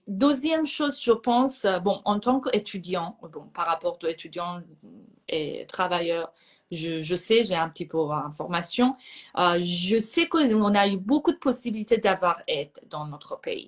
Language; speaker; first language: French; non-native, fluent; Persian